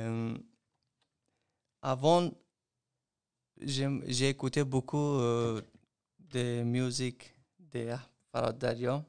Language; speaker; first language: French; non-native, learner; Persian